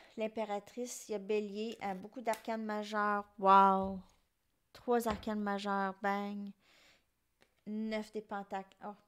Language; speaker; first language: French; native; French